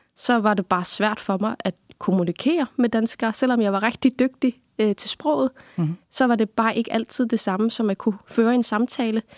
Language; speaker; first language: Danish; non-native, local second language; Kalaallisut